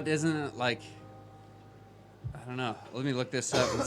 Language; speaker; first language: English; native; English